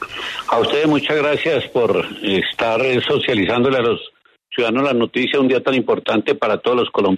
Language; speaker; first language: Spanish; native; Spanish